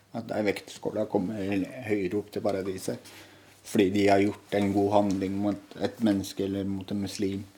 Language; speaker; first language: Norwegian; native; Norwegian